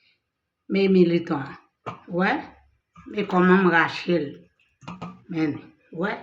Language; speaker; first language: French; non-native, learner; Haitian Creole